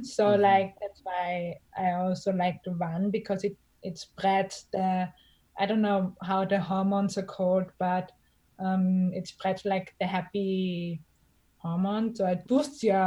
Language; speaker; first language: English; non-native, fluent; German